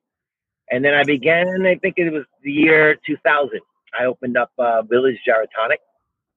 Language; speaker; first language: English; native; English